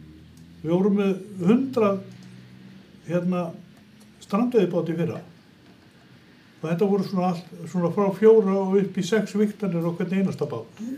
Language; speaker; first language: Icelandic; native; Icelandic